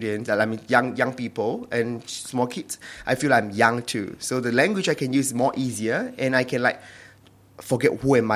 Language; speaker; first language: English; non-native, local second language; Chinese